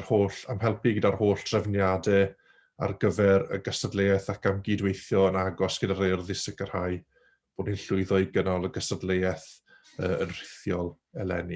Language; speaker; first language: Welsh; native; Welsh